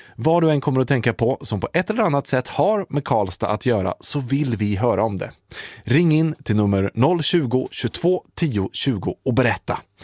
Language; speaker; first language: Swedish; native; Swedish